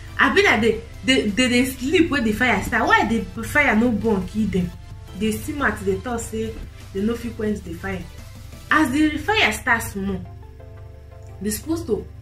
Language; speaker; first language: Nigerian Pidgin; non-native, local second language; Igbo